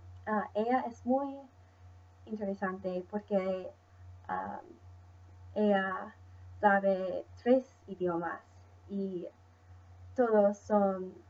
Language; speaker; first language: Spanish; non-native, learner; English